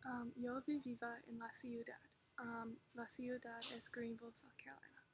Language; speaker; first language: Spanish; non-native, learner; English